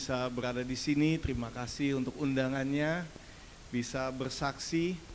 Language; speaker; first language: Indonesian; early bilingual, other home language; German